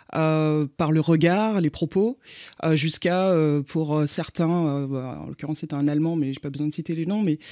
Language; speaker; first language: French; native; French